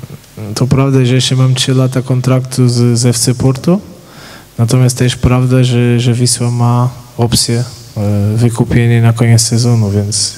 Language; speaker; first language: Polish; non-native, fluent; Portuguese